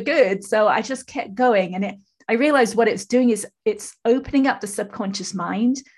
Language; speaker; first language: English; native; English